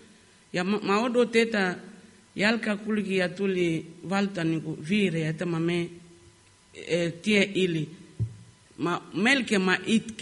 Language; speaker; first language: Finnish; non-native, learner; Lingala